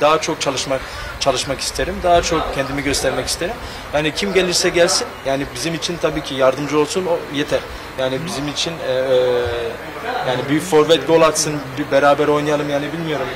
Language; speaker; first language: Turkish; early bilingual, heritage; Turkish